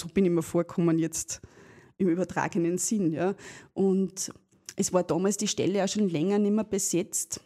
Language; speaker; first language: German; native; German